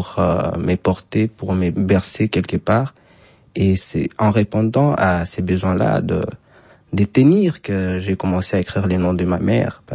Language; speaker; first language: French; non-native, local second language; Swahili